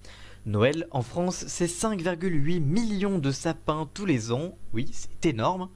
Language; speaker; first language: French; native; French